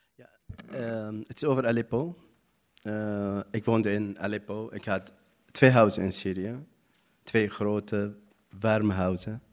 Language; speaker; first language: Dutch; non-native, learner; Arabic